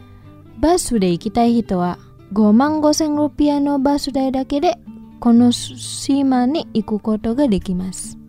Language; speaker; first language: Japanese; non-native, fluent; Indonesian